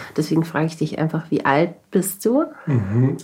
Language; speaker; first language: German; native; German